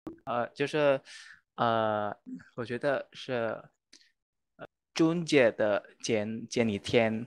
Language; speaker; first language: Chinese; non-native, learner; Indonesian